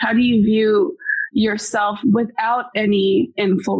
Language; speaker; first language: English; non-native, local second language; Hiligaynon